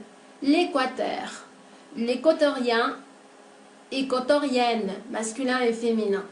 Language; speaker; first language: French; non-native, fluent; Spanish